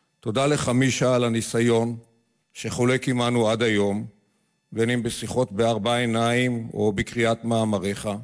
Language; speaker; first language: Hebrew; native; Hebrew